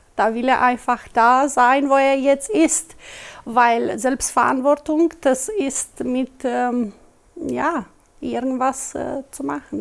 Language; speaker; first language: German; non-native, local second language; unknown